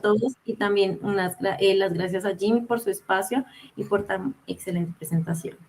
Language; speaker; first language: Spanish; native; Spanish